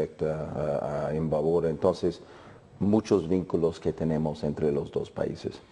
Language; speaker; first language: Spanish; non-native, fluent; English